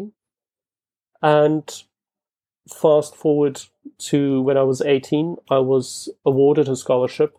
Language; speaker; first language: English; non-native, local second language; Afrikaans